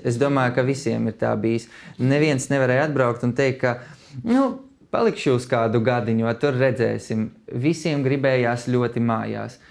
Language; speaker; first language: Latvian; non-native, fluent; Russian